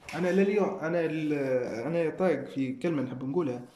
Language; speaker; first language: Arabic; native; Arabic